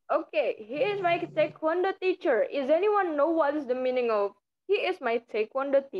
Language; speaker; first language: English; non-native, fluent; Indonesian